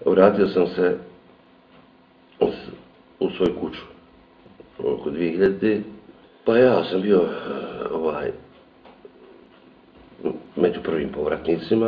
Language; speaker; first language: Bosnian; native; Bosnian